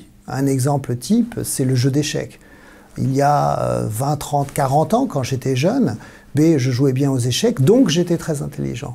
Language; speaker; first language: French; native; French